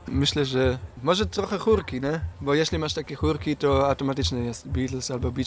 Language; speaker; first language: Polish; non-native, fluent; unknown